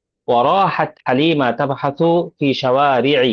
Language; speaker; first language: Arabic; non-native, fluent; Bangla